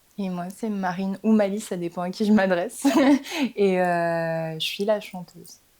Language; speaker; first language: French; native; French